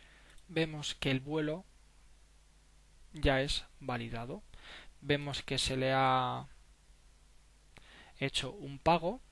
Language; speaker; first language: Spanish; native; Spanish